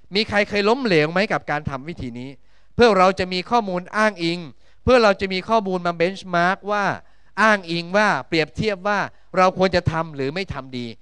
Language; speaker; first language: Thai; native; Thai